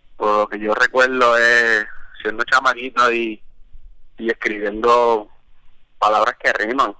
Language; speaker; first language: Spanish; early bilingual, heritage; Spanish